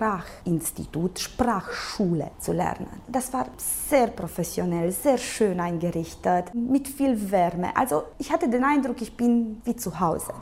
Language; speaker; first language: German; non-native, local second language; Romanian